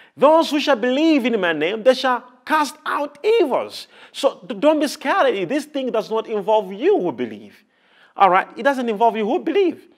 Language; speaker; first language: English; non-native, local second language; Nyanja